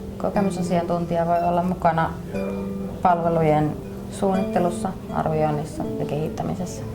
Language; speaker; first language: Finnish; native; Finnish